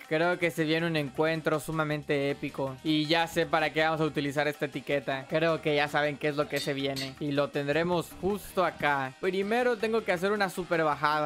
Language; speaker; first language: Spanish; native; Spanish